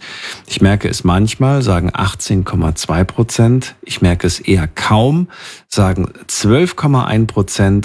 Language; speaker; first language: German; native; German